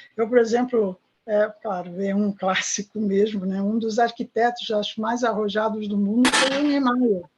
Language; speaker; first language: Portuguese; non-native, fluent; Italian